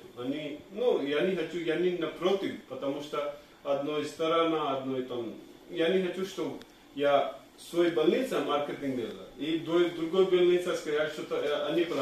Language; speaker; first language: Russian; non-native, learner; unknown